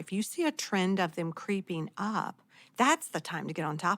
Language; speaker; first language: English; native; English